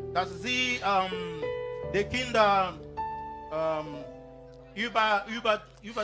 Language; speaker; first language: German; non-native, learner; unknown